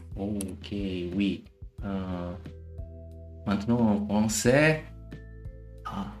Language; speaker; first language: French; non-native, learner; German